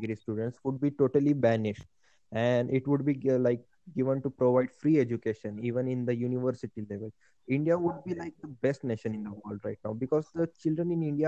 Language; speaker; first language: English; non-native, local second language; Marathi